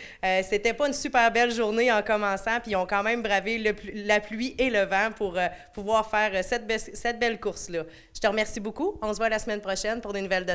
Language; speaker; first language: French; native; French